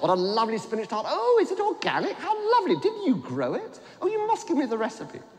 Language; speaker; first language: English; native; English